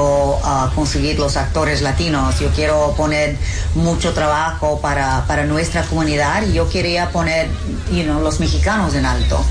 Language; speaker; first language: Spanish; early bilingual, heritage; English